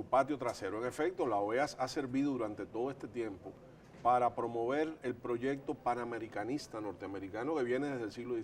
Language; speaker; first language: Spanish; native; Spanish